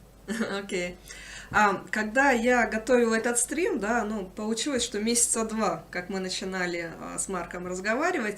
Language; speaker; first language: Russian; native; Russian